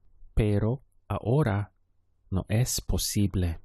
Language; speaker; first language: Spanish; non-native, fluent; English